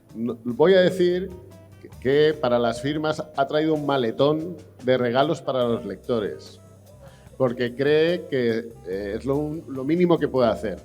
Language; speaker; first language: Spanish; native; Spanish